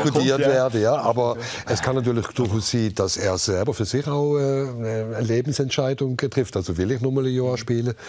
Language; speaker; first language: German; native; German